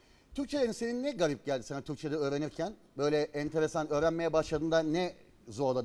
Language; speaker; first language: Turkish; native; Turkish